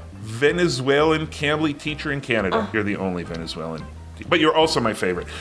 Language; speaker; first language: English; native; English